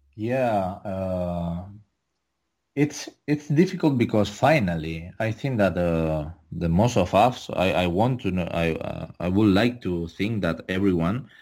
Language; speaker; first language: English; non-native, fluent; Spanish